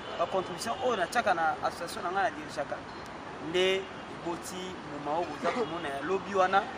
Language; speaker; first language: Lingala; native; Lingala